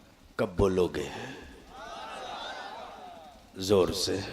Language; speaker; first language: Urdu; native; Urdu